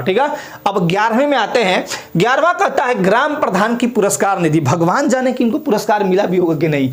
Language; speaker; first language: Hindi; native; Hindi